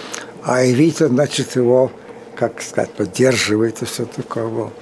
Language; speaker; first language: Russian; early bilingual, heritage; Russian